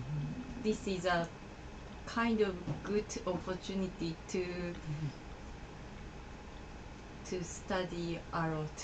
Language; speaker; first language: English; non-native, learner; Japanese